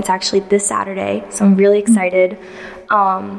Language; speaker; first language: English; native; English